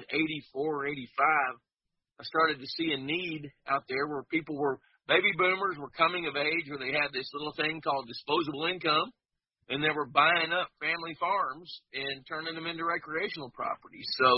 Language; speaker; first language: English; native; English